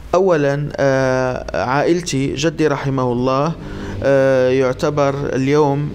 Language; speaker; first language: Arabic; native; Arabic